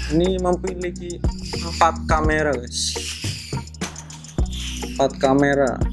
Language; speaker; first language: Indonesian; native; Indonesian